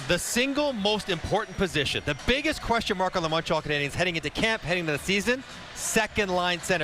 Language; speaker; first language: English; native; English